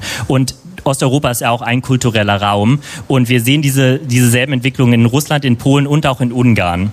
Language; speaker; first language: German; native; German